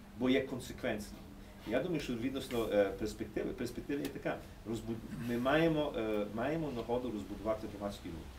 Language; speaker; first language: Ukrainian; early bilingual, heritage; English